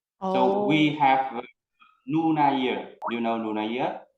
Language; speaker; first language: English; non-native, learner; Vietnamese